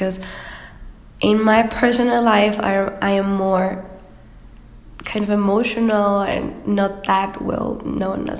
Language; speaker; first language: English; non-native, fluent; Spanish